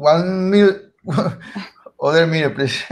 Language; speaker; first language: English; non-native, learner; Spanish